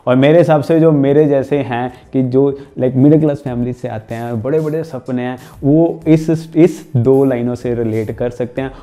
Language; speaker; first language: Hindi; non-native, local second language; Punjabi